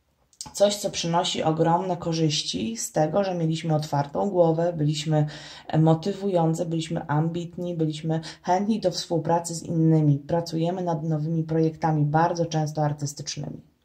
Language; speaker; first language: Polish; native; Polish